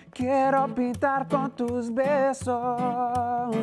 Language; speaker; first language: English; native; English